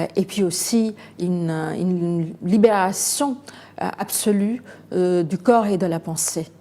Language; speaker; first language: French; non-native, fluent; Bangla